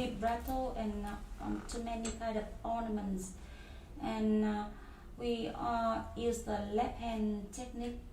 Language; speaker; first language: English; non-native, learner; Vietnamese